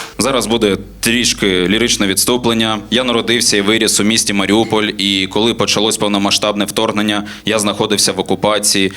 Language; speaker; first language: Ukrainian; non-native, local second language; Russian